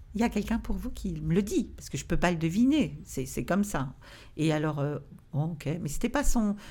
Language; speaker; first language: French; native; French